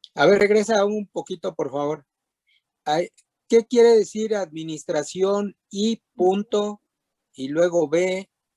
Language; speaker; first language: Spanish; native; Spanish